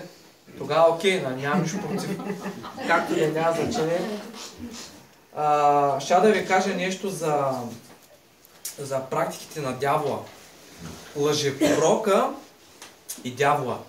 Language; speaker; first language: Bulgarian; native; Bulgarian